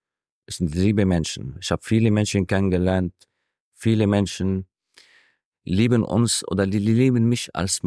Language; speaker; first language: German; non-native, fluent; Arabic